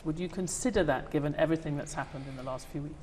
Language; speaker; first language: English; native; English